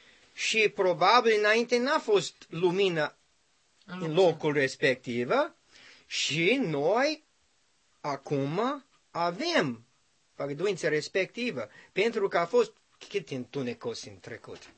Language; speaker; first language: Romanian; non-native, learner; English